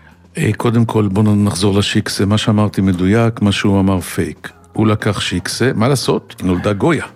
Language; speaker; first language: Hebrew; native; Hebrew